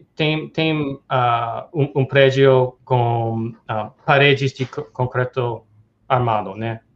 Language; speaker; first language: Portuguese; non-native, fluent; English